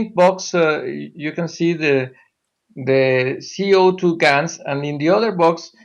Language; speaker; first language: English; non-native, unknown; Spanish